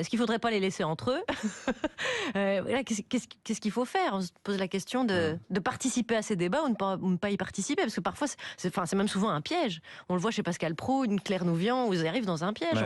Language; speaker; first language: French; native; French